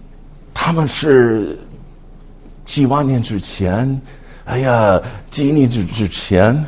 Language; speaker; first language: Chinese; non-native, fluent; English